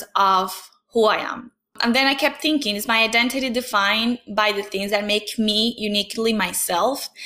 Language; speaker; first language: English; non-native, fluent; Spanish